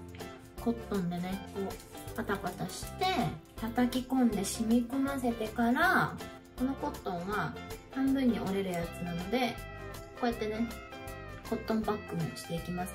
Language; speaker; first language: Japanese; native; Japanese